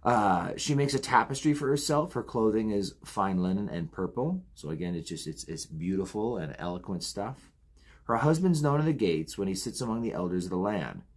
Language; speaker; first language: English; native; English